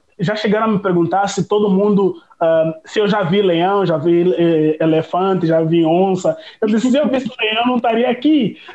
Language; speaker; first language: Portuguese; native; Portuguese